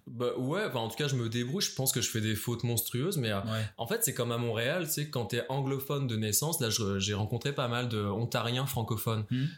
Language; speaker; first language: French; native; French